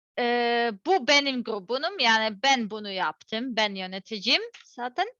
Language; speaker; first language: Turkish; non-native, learner; Serbian